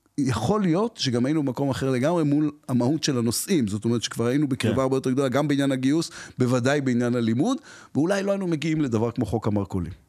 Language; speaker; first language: Hebrew; native; Hebrew